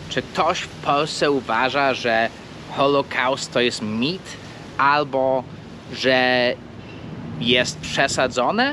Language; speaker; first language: Polish; non-native, fluent; English